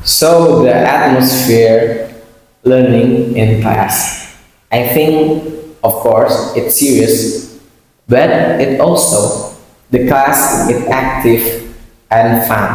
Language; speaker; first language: English; non-native, learner; Indonesian